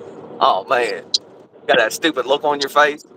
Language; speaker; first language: English; native; English